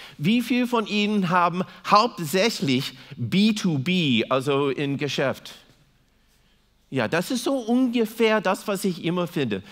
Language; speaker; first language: German; non-native, fluent; English